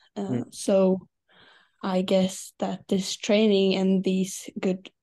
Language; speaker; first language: English; non-native, fluent; Swedish